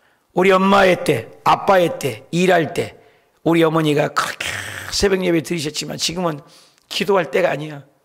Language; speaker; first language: Korean; native; Korean